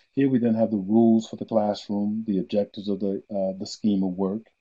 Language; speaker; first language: English; native; English